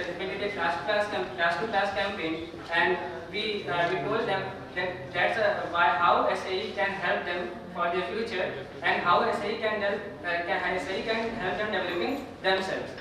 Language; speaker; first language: English; non-native, local second language; Hindi